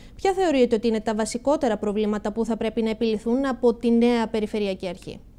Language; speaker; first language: Greek; native; Greek